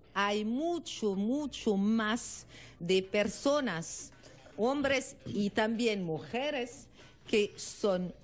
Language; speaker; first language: Spanish; non-native, learner; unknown